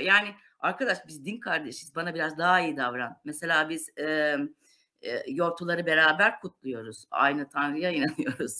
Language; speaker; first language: Turkish; non-native, local second language; Armenian